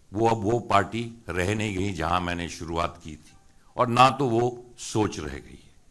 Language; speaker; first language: Hindi; native; Hindi